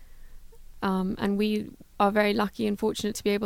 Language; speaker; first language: English; native; English